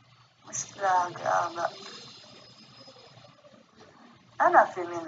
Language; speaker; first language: Arabic; non-native, learner; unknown